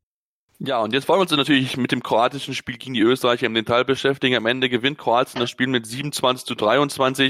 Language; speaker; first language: German; native; German